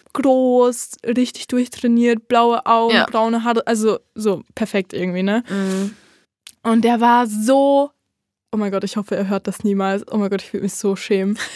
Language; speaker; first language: German; native; German